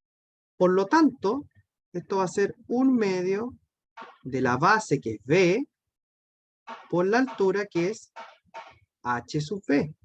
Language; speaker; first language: Spanish; native; Spanish